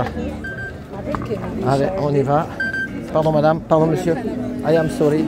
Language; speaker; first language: French; native; French